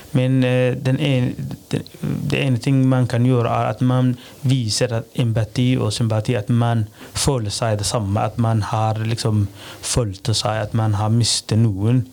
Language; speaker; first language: Norwegian; non-native, fluent; Somali